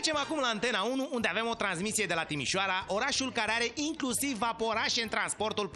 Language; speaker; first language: Romanian; native; Romanian